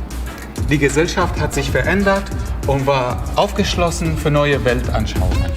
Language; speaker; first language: German; non-native, fluent; Arabic